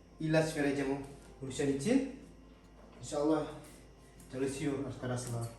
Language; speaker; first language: Turkish; non-native, learner; Indonesian